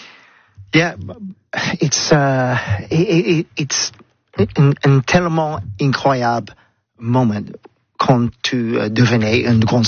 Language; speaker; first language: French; non-native, learner; English